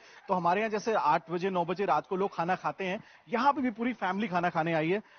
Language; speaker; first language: Hindi; native; Hindi